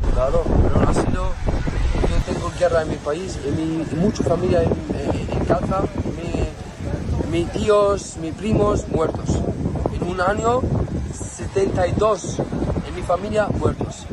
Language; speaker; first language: Spanish; non-native, learner; Arabic